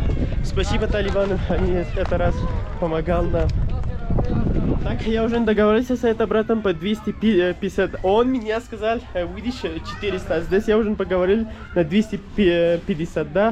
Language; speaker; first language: Russian; non-native, learner; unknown